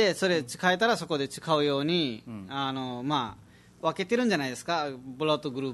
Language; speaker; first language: Japanese; non-native, fluent; Nepali